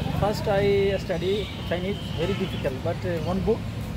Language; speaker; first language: English; non-native, learner; Hindi